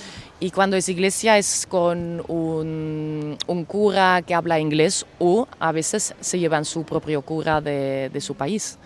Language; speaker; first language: Spanish; non-native, fluent; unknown